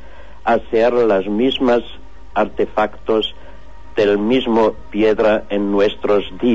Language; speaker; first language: Spanish; non-native, learner; German